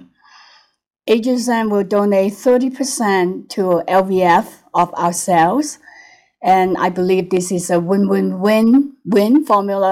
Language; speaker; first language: English; non-native, local second language; Cantonese